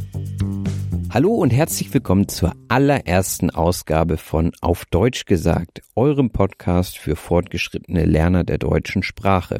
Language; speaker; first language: German; native; German